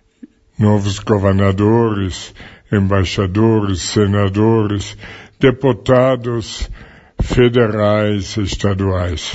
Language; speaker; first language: Portuguese; non-native, fluent; German